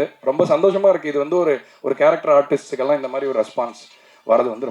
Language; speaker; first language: Tamil; native; Tamil